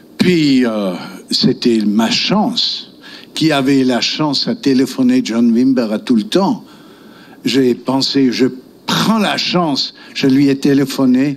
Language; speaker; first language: French; non-native, local second language; German